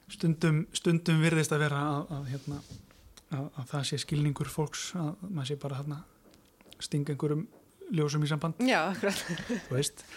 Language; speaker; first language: Icelandic; native; Icelandic